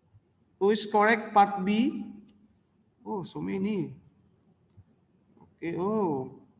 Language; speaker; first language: English; non-native, local second language; Indonesian